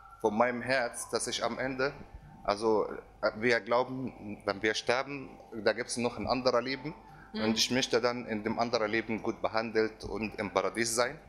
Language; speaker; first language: German; non-native, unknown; Arabic